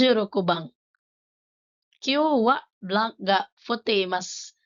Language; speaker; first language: Japanese; non-native, fluent; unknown